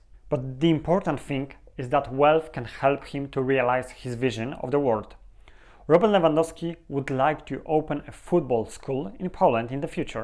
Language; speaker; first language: English; non-native, fluent; Polish